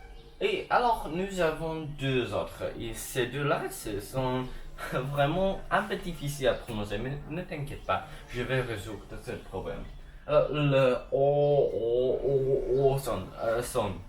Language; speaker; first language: French; non-native, learner; English